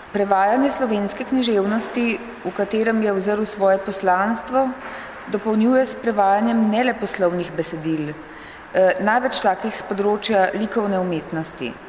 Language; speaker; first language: Slovenian; native; Slovenian